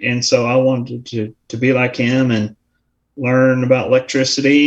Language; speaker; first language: English; native; English